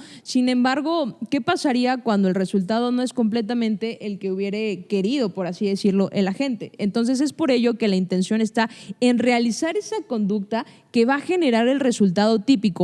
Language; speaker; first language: Spanish; native; Spanish